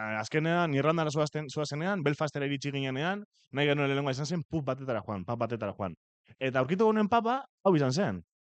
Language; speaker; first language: Basque; non-native, local second language; Spanish